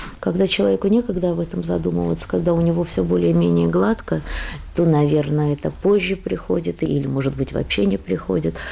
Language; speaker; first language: Russian; native; Russian